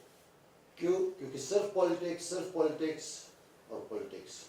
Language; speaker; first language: Hindi; non-native, fluent; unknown